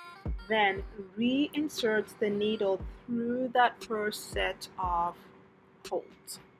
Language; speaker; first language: English; native; English